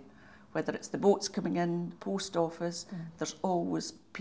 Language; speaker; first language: English; native; English